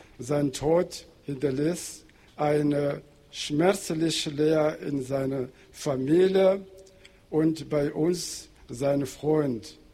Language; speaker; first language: German; non-native, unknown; Portuguese